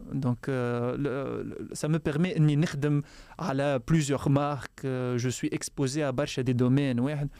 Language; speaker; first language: French; non-native, local second language; Arabic